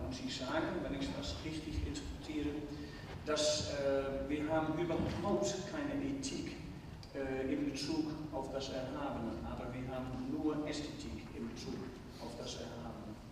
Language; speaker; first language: German; non-native, fluent; Dutch